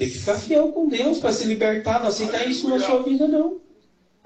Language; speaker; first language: Portuguese; native; Portuguese